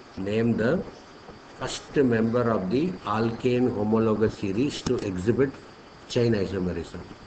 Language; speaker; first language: English; non-native, local second language; Tamil